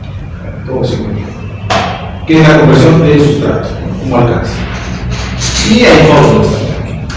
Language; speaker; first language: Spanish; native; Spanish